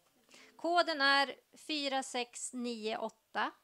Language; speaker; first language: Swedish; native; Swedish